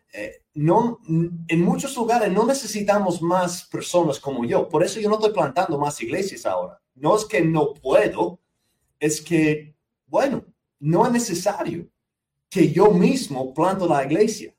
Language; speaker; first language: Spanish; non-native, fluent; English